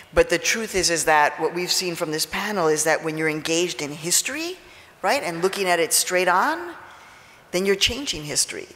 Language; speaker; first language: English; early bilingual, other home language; Spanish